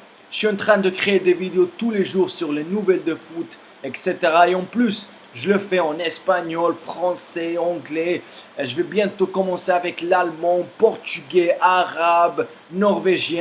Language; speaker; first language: French; non-native, fluent; Spanish